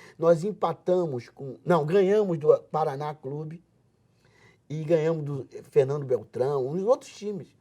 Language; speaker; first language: Portuguese; native; Portuguese